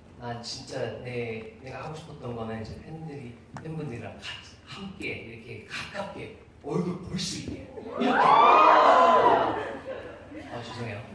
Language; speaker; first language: Korean; non-native, fluent; English